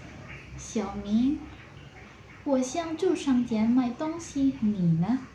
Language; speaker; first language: Chinese; non-native, learner; Indonesian